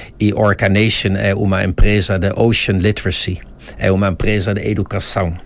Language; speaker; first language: Portuguese; non-native, fluent; Dutch